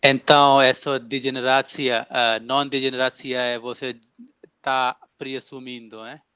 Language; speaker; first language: Portuguese; non-native, learner; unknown